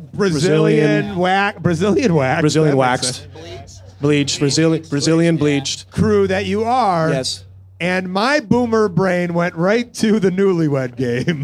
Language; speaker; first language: English; native; English